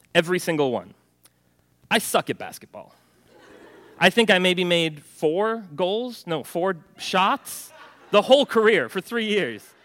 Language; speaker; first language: English; early bilingual, other home language; Norwegian